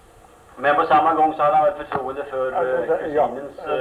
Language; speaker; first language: Swedish; native; Swedish